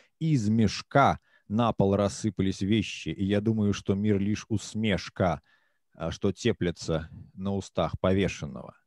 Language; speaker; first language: Russian; native; Russian